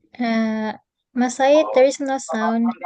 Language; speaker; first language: English; non-native, fluent; Indonesian